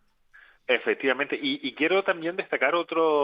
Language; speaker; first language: Spanish; native; Spanish